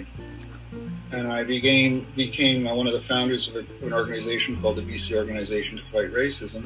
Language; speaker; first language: English; native; English